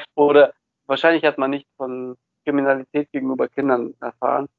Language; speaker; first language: German; early bilingual, other home language; Bulgarian